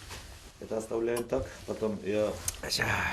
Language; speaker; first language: Russian; non-native, local second language; Georgian